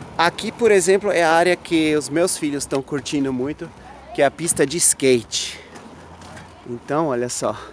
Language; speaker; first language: Portuguese; native; Portuguese